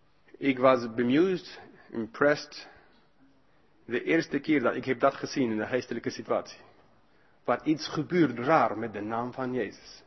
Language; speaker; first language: Dutch; non-native, fluent; English